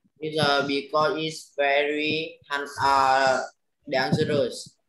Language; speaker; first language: English; non-native, learner; Vietnamese